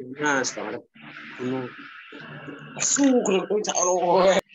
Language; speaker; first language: Indonesian; native; Indonesian